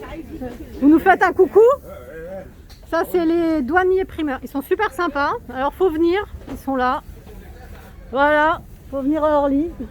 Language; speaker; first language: French; native; French